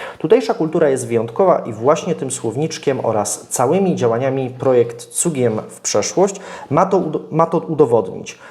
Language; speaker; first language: Polish; native; Polish